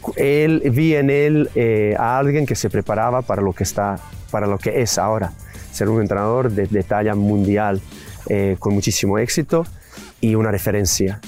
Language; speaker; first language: Spanish; non-native, fluent; Serbian